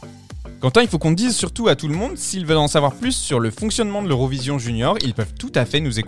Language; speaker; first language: French; native; French